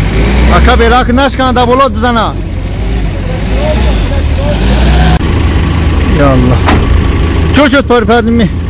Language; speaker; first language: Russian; non-native, local second language; Tajik